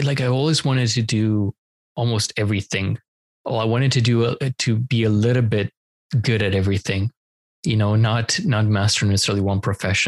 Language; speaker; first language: English; non-native, fluent; Romanian